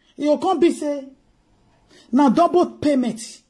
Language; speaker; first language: English; non-native, local second language; Bini